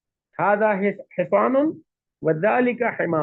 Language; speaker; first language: Arabic; non-native, fluent; Urdu